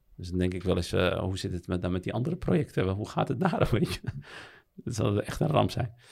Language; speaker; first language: Dutch; early bilingual, other home language; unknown